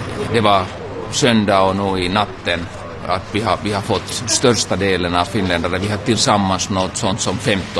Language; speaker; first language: Swedish; non-native, local second language; Finnish